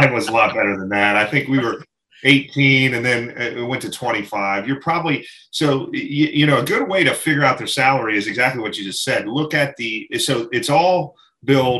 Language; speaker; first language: English; native; English